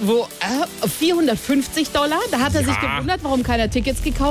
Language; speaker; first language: German; native; German